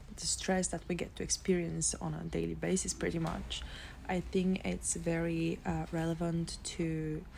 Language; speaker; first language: English; non-native, fluent; Bulgarian